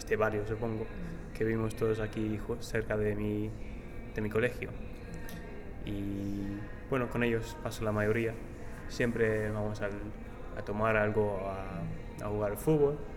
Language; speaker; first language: Spanish; non-native, learner; English